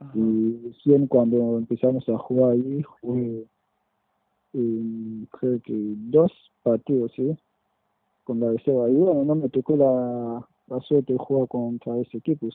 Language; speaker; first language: Spanish; non-native, fluent; French